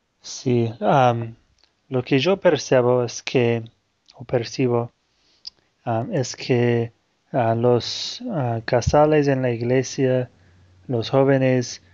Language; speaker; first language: Spanish; non-native, fluent; Portuguese